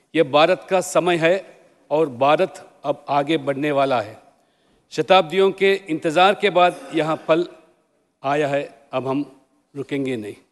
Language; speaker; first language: Hindi; non-native, local second language; Telugu